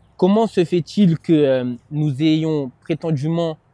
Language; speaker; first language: French; native; French